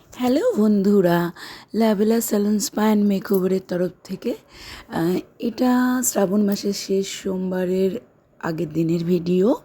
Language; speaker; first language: Bangla; native; Bangla